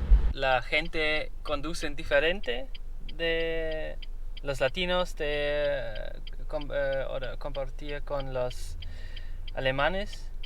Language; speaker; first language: Spanish; non-native, learner; German